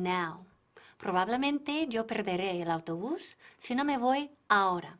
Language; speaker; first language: Spanish; non-native, fluent; English